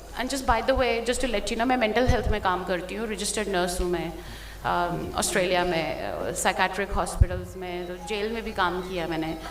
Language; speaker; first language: Hindi; native; Hindi